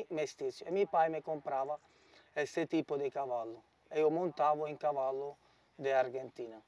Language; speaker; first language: Portuguese; non-native, learner; Italian